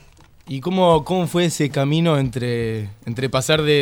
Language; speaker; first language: Spanish; native; Spanish